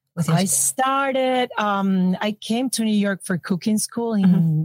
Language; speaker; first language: English; non-native, fluent; Spanish